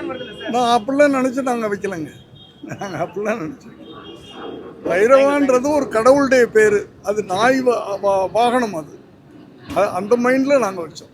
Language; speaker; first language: Tamil; native; Tamil